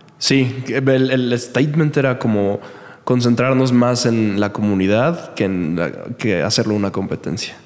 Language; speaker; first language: Spanish; native; Spanish